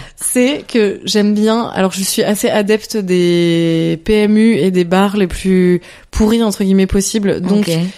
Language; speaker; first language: French; native; French